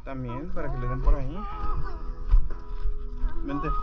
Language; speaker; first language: Spanish; native; Spanish